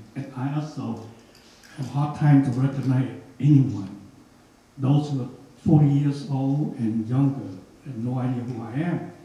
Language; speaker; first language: English; non-native, fluent; Hmong